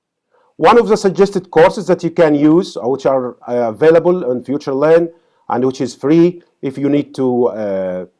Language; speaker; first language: English; non-native, fluent; Arabic